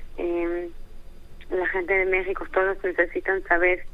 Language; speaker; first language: Spanish; early bilingual, heritage; Hebrew